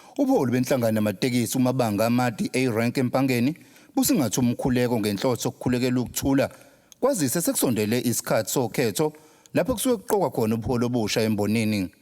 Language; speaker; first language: Zulu; native; Zulu